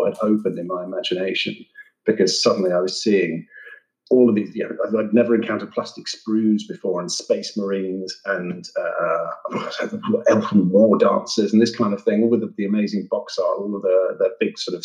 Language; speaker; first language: English; native; English